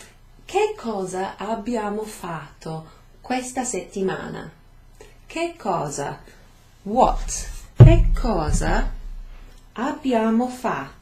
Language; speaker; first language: Italian; non-native, fluent; English